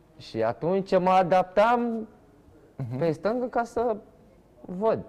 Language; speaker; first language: Romanian; non-native, fluent; Portuguese